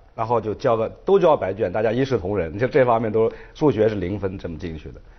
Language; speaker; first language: Chinese; native; Chinese